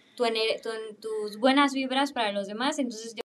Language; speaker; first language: Spanish; native; Spanish